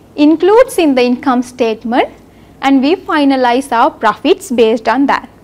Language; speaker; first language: English; non-native, local second language; Sinhala